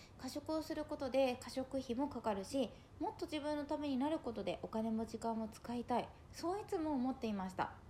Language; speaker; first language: Japanese; native; Japanese